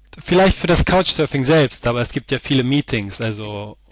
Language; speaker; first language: German; native; German